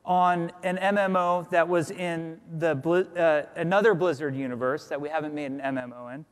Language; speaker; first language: English; native; English